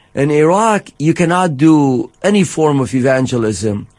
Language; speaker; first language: English; non-native, fluent; Arabic